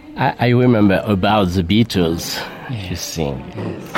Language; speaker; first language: English; non-native, learner; French